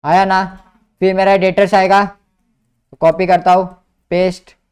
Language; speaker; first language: Hindi; non-native, local second language; Marathi